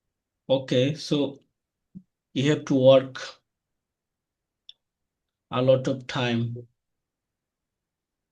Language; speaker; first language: English; non-native, learner; Bangla